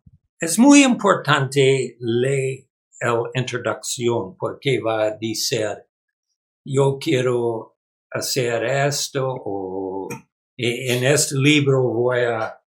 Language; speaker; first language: Spanish; non-native, learner; English